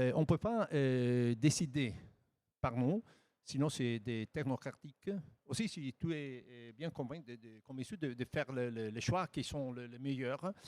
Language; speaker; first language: French; non-native, fluent; Italian